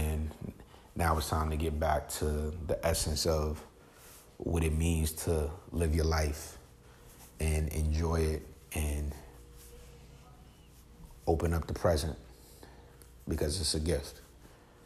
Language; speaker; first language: English; native; English